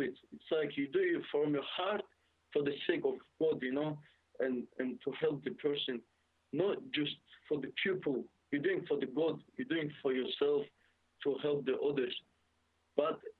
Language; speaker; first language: English; non-native, fluent; Russian